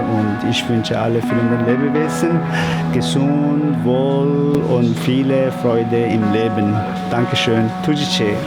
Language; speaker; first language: German; non-native, fluent; Tibetan